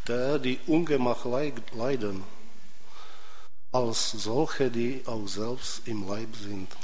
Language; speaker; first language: German; non-native, fluent; Czech